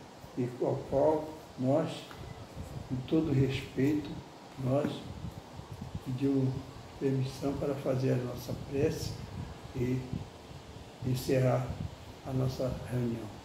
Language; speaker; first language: Portuguese; native; Portuguese